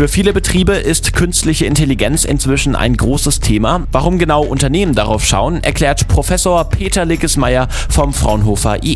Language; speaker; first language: German; native; German